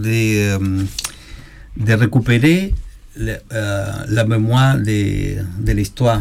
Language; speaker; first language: French; non-native, learner; Spanish